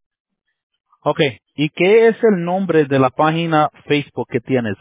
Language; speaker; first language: Spanish; early bilingual, heritage; Spanish